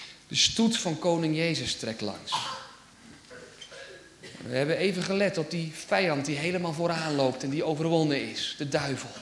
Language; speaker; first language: Dutch; native; Dutch